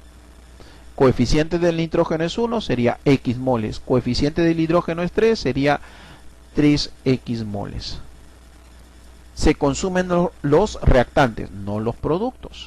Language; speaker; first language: Spanish; native; Spanish